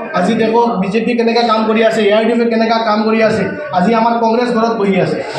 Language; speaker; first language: Assamese; non-native, local second language; Bangla